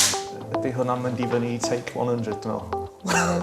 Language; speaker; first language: Welsh; non-native, local second language; English